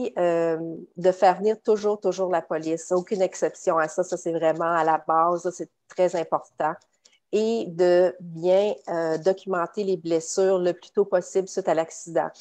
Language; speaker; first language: French; native; French